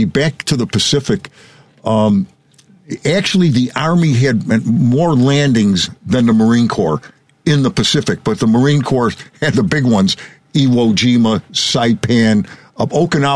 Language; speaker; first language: English; native; English